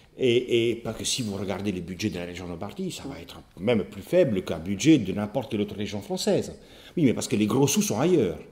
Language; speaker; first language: French; non-native, fluent; Italian